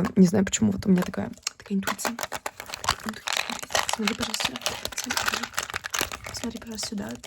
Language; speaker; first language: Russian; early bilingual, heritage; Russian